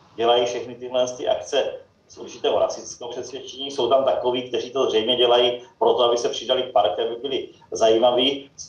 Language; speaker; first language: Czech; native; Czech